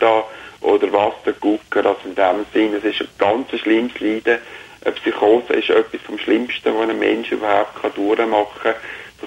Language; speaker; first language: German; native; German